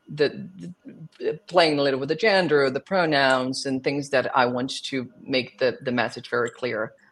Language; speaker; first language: English; non-native, fluent; Portuguese